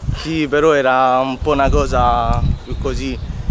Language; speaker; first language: Italian; native; Italian